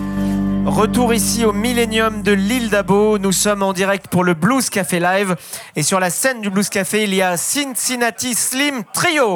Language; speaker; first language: French; native; French